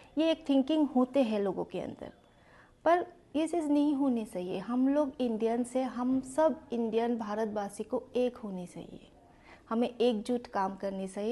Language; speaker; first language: Hindi; non-native, local second language; Assamese